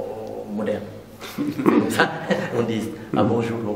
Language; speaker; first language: French; non-native, learner; Lao